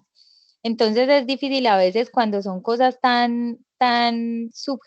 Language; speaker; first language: Spanish; native; Spanish